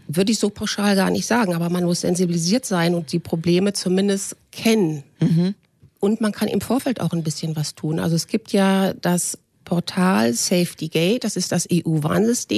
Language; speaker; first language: German; native; German